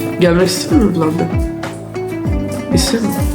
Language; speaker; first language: Turkish; non-native, fluent; Urdu